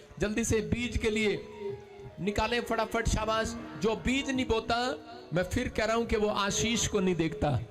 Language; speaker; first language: Hindi; non-native, local second language; Punjabi